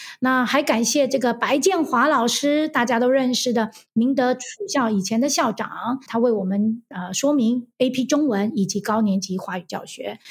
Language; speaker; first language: Chinese; native; Chinese